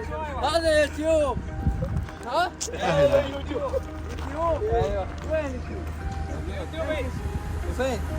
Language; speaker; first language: Arabic; non-native, learner; Malayalam